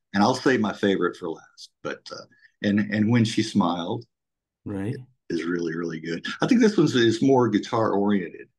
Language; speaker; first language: English; native; English